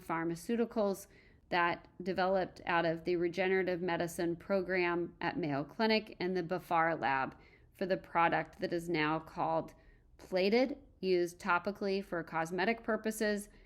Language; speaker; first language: English; native; English